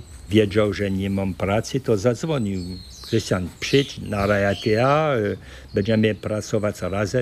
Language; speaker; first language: Polish; early bilingual, heritage; French